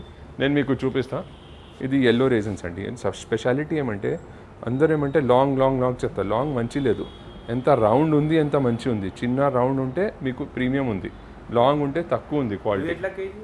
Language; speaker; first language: Telugu; non-native, local second language; Hindi